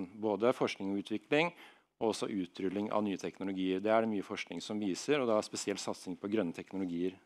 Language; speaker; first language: Norwegian; native; Norwegian